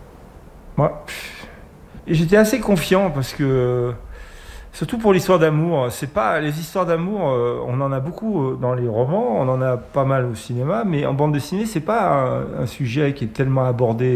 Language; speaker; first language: French; native; French